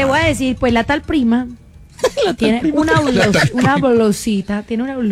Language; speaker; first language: Spanish; native; Spanish